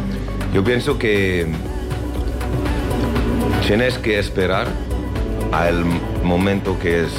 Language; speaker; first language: Spanish; non-native, learner; French